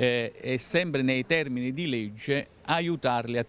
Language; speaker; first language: Italian; native; Italian